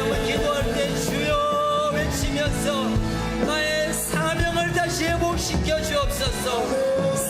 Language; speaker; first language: Korean; native; Korean